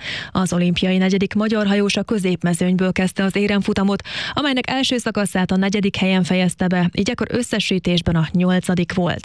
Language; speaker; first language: Hungarian; native; Hungarian